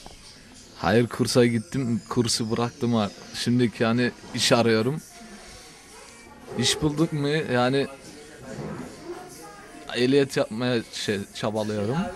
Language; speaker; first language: Turkish; early bilingual, heritage; Turkish